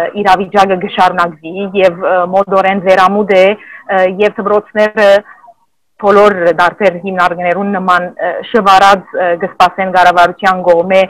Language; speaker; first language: Armenian; native; Armenian